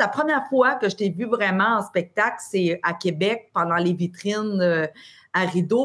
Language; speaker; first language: French; native; French